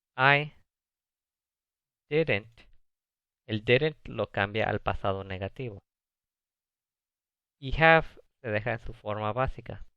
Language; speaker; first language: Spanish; early bilingual, other home language; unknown